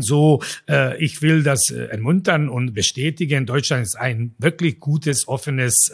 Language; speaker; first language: German; non-native, fluent; Croatian